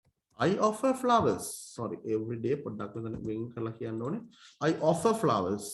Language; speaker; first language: English; non-native, local second language; Sinhala